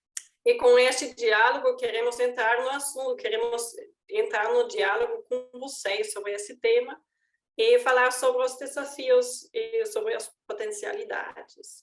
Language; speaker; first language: Portuguese; non-native, fluent; German